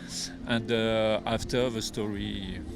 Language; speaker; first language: English; non-native, learner; French